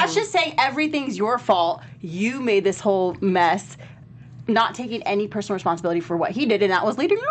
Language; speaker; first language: English; native; English